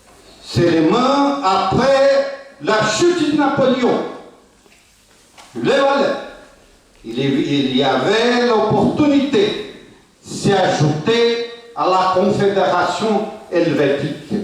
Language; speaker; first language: French; non-native, fluent; Portuguese